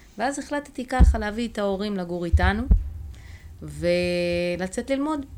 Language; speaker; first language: Hebrew; early bilingual, other home language; Spanish